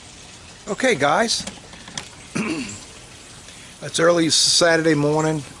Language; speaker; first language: English; native; English